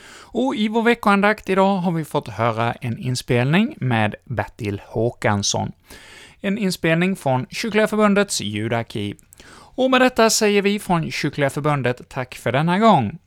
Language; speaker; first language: Swedish; native; Swedish